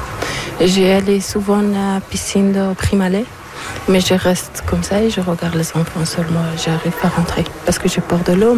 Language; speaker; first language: French; non-native, learner; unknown